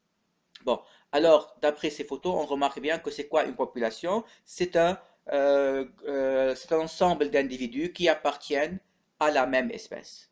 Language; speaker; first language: French; non-native, local second language; Arabic